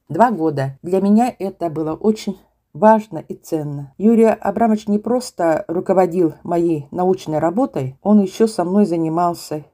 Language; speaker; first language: Russian; non-native, local second language; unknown